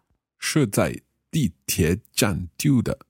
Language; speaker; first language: Chinese; non-native, learner; English